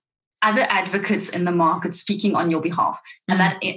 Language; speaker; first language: English; non-native, local second language; Afrikaans